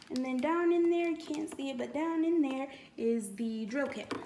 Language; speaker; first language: English; native; English